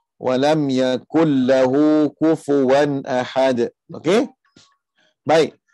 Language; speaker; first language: Malay; early bilingual, heritage; Malay